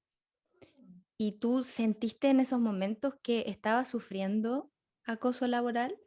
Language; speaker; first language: Spanish; native; Spanish